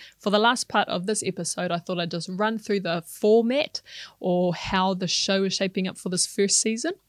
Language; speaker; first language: English; non-native, local second language; Māori